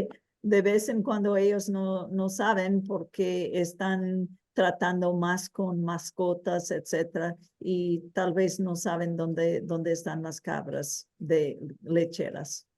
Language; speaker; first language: Spanish; early bilingual, heritage; Spanish